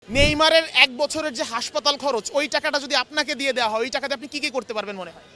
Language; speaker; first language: Bangla; native; Bangla